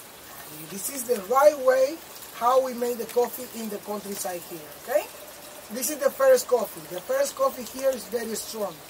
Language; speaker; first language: English; non-native, fluent; Spanish